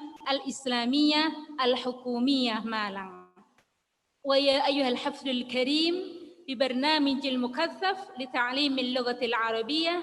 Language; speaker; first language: Arabic; non-native, fluent; Indonesian